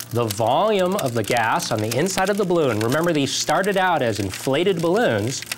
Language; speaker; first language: English; native; English